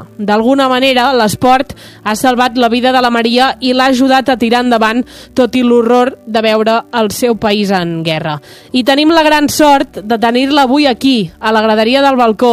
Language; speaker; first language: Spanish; non-native, local second language; Catalan